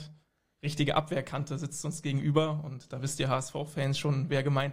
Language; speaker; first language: German; native; German